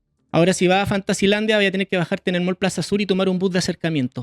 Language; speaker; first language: Spanish; native; Spanish